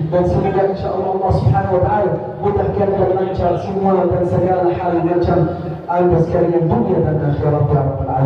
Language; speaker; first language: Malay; non-native, fluent; Arabic